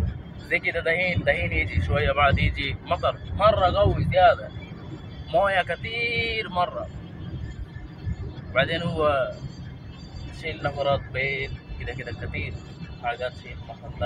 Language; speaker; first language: Arabic; non-native, learner; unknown